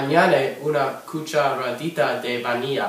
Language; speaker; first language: Spanish; non-native, learner; English